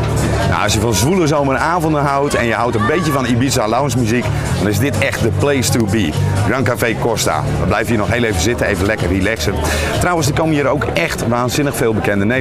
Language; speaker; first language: Dutch; native; Dutch